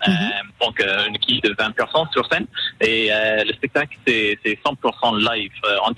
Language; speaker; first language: French; non-native, learner; English